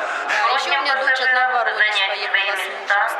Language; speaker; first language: Russian; native; Russian